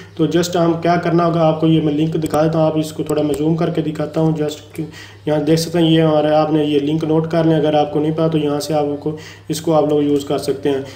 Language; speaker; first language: Urdu; non-native, local second language; Punjabi